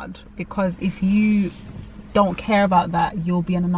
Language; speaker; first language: English; native; English